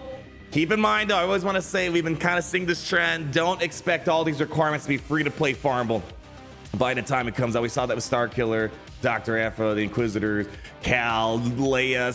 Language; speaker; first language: English; native; English